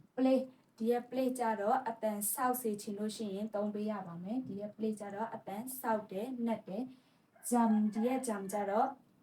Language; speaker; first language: Burmese; non-native, local second language; Shwe Palaung